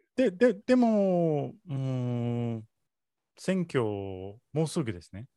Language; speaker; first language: Japanese; non-native, learner; English